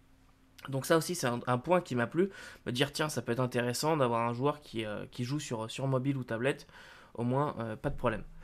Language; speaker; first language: French; native; French